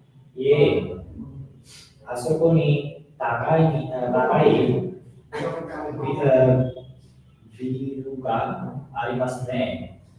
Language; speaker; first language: Japanese; non-native, learner; Bangla